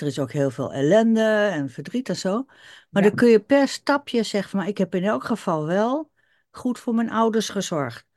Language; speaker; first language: Dutch; native; Dutch